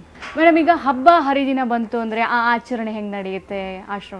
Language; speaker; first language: Kannada; native; Kannada